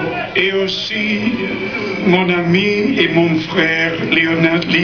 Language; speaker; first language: French; non-native, learner; German